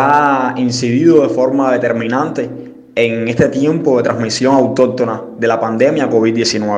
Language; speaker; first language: Spanish; native; Spanish